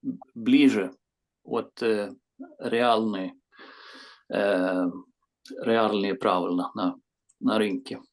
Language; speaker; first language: Russian; non-native, fluent; Swedish